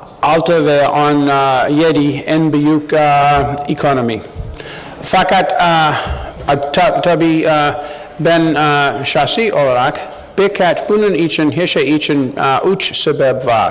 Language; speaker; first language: Turkish; non-native, learner; English